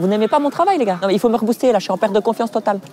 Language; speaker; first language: French; native; French